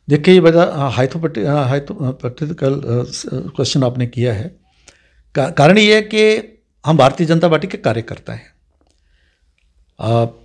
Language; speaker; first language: Hindi; non-native, local second language; Dogri